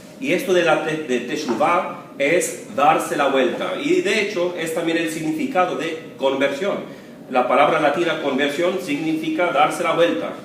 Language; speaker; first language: Spanish; early bilingual, other home language; English